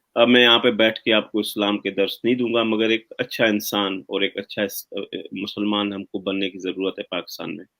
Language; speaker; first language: Urdu; native; Urdu